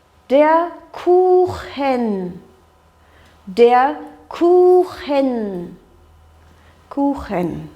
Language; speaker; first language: German; non-native, fluent; Kyrgyz